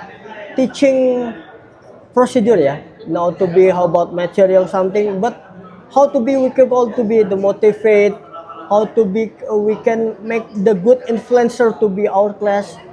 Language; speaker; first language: English; non-native, learner; Indonesian